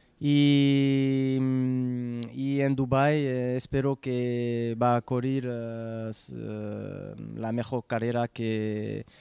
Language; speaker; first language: Spanish; non-native, learner; French